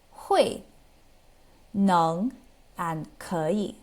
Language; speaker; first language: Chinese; non-native, fluent; English